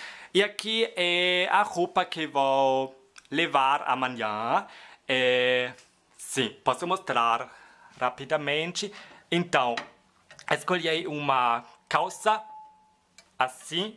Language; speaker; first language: Portuguese; non-native, fluent; German